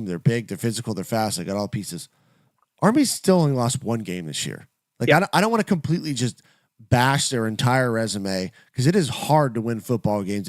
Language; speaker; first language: English; native; English